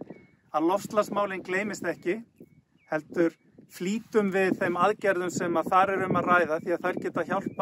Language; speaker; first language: Icelandic; native; Icelandic